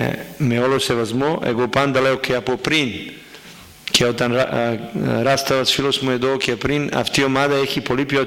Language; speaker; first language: Greek; non-native, fluent; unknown